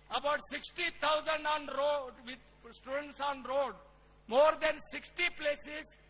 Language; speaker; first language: Hindi; non-native, local second language; Kannada